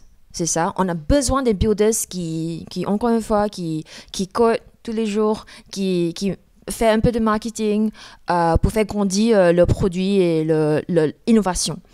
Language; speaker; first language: French; non-native, fluent; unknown